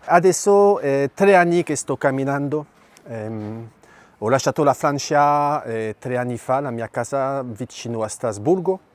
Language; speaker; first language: Italian; non-native, fluent; French